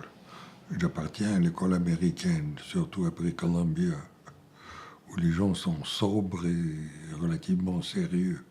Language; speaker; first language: French; non-native, fluent; Bulgarian